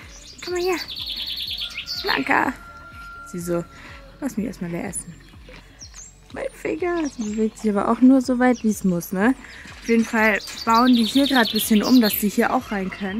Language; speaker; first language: German; native; German